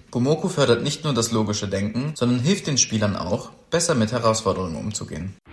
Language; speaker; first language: German; native; German